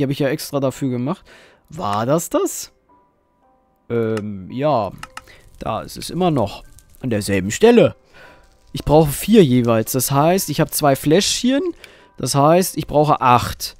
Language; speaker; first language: German; native; German